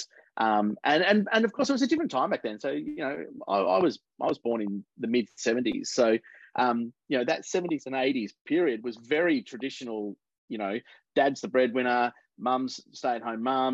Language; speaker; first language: English; native; English